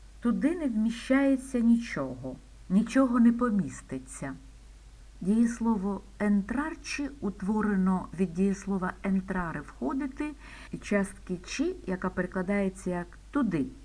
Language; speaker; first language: Ukrainian; native; Ukrainian